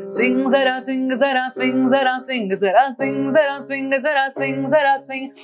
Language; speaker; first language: Telugu; native; Telugu